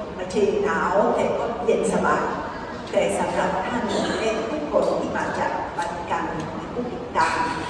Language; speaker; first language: Thai; non-native, fluent; Spanish